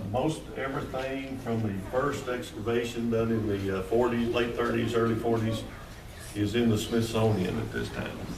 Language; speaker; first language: English; native; English